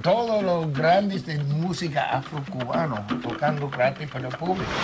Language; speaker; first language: Spanish; non-native, learner; English